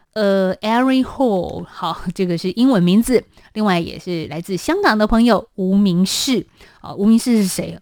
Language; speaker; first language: Chinese; native; Chinese